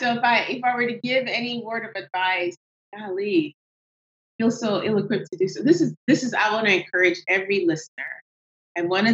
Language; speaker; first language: English; non-native, local second language; Yoruba